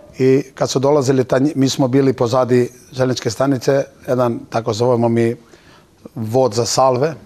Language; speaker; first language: Bosnian; non-native, local second language; Turkish